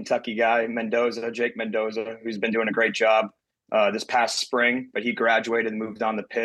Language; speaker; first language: English; native; English